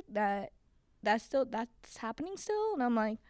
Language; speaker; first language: English; early bilingual, other home language; Chinese